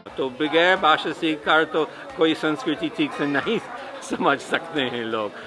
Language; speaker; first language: Hindi; non-native, fluent; English